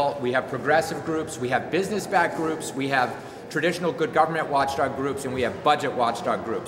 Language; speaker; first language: English; native; English